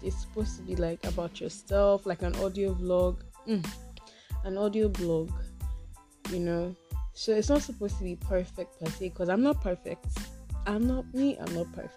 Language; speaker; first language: English; non-native, local second language; Yoruba